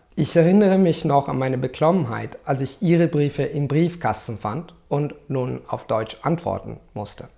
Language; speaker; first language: German; non-native, fluent; Italian